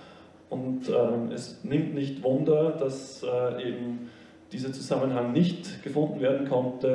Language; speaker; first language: German; native; German